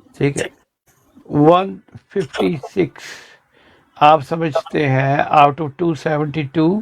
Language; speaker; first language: Urdu; native; Urdu